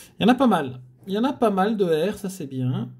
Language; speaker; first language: French; native; French